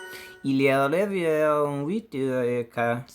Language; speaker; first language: French; non-native, learner; English